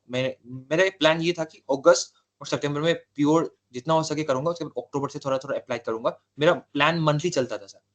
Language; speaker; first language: Hindi; non-native, local second language; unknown